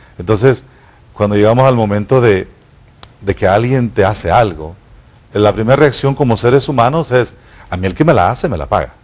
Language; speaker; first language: Spanish; native; Spanish